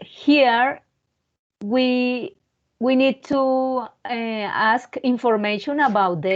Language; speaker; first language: English; non-native, learner; Spanish